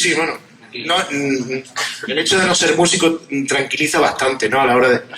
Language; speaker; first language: Spanish; native; Spanish